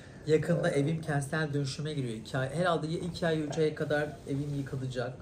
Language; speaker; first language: Turkish; native; Turkish